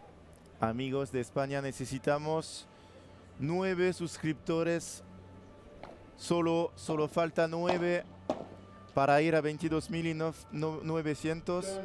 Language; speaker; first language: Spanish; non-native, learner; French